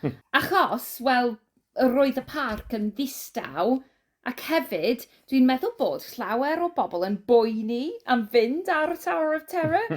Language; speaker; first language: Welsh; non-native, learner; English